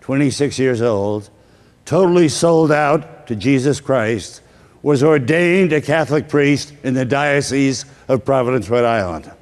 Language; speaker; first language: English; native; English